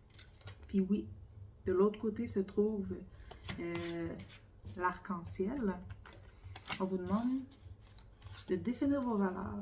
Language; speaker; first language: French; native; French